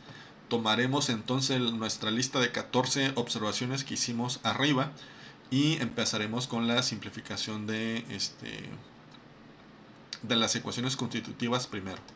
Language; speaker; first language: Spanish; native; Spanish